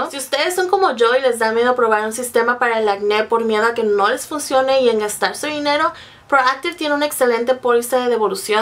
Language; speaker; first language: Spanish; native; Spanish